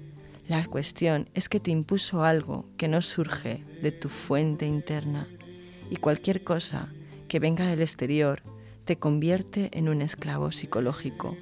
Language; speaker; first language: Spanish; native; Spanish